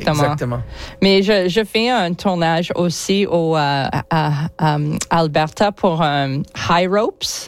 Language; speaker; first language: French; non-native, learner; English